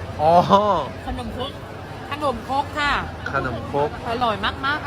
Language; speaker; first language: Thai; non-native, learner; Vietnamese